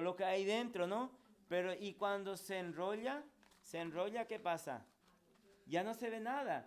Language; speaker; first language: Spanish; native; Spanish